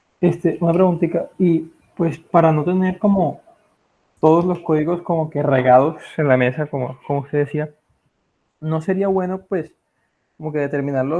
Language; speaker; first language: Spanish; native; Spanish